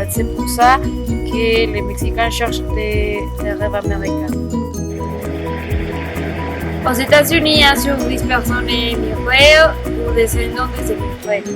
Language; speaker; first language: French; non-native, learner; Spanish